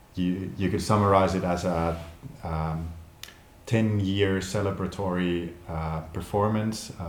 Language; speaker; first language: English; non-native, fluent; Finnish